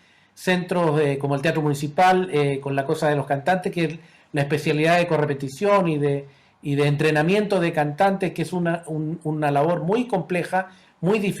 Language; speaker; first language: Spanish; native; Spanish